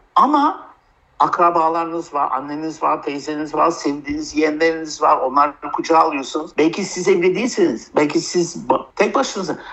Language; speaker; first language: Turkish; early bilingual, heritage; Turkish